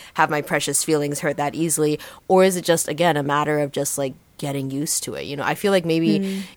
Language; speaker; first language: English; native; English